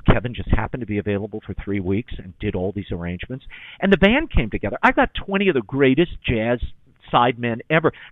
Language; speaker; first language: English; native; English